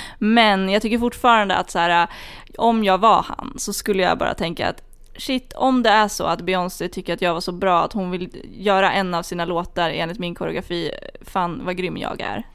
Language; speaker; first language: Swedish; native; Swedish